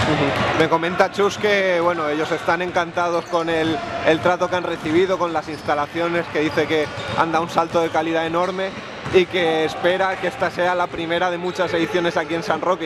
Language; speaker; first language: Spanish; native; Spanish